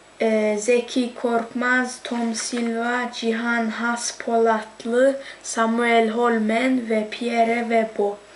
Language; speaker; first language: Turkish; early bilingual, heritage; Turkish